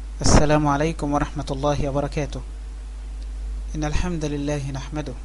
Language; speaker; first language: Arabic; native; Arabic